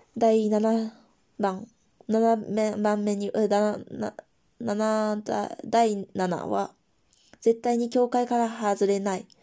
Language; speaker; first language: Japanese; non-native, fluent; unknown